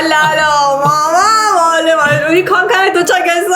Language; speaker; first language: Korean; non-native, learner; Persian